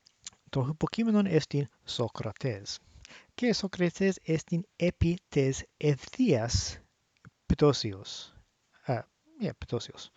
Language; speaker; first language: Greek; non-native, learner; English